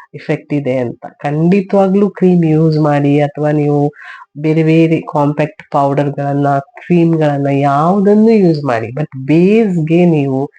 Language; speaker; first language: Kannada; non-native, local second language; Tulu